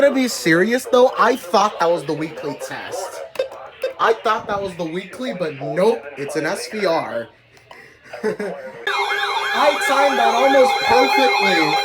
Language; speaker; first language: English; native; English